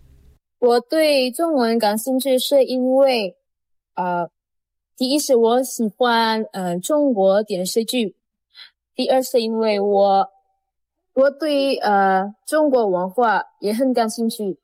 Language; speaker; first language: Chinese; non-native, learner; Indonesian